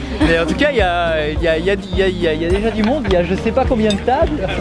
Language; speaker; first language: French; native; French